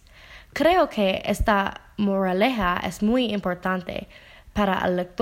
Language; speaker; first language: Spanish; non-native, learner; English